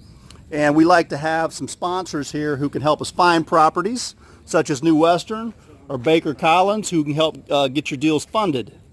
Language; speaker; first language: English; native; English